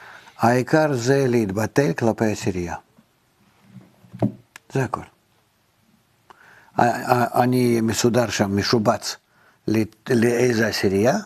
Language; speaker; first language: Hebrew; non-native, fluent; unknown